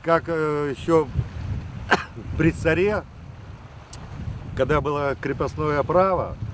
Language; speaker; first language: Russian; native; Russian